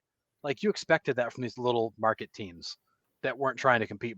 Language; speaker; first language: English; native; English